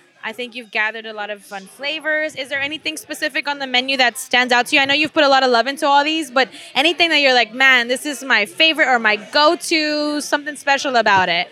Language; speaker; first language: English; early bilingual, other home language; Spanish